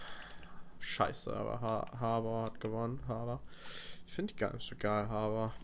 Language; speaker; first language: German; native; German